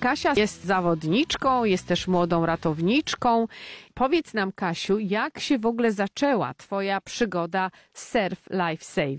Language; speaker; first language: Polish; native; Polish